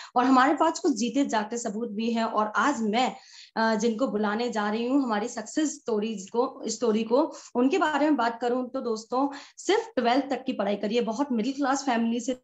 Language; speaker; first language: Hindi; native; Hindi